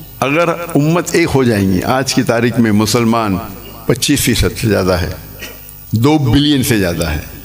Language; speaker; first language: Urdu; non-native, local second language; English